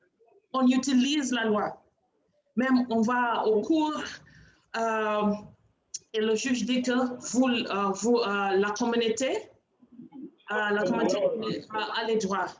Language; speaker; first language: French; non-native, learner; English